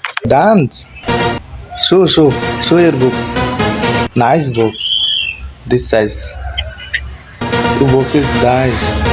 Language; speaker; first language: English; non-native, learner; Bangla